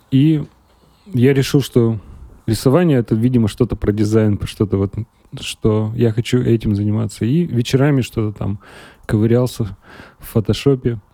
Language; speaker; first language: Russian; native; Russian